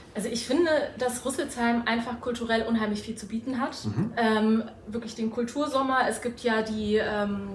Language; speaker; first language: German; native; German